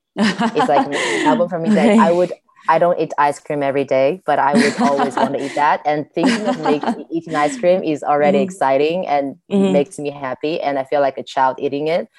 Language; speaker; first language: English; non-native, fluent; Chinese